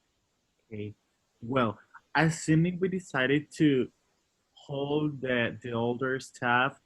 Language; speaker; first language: English; non-native, learner; Spanish